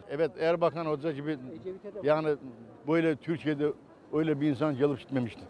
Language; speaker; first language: Turkish; native; Turkish